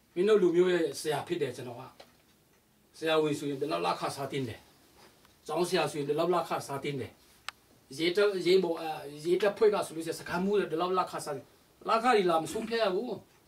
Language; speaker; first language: Burmese; non-native, local second language; Tedim Chin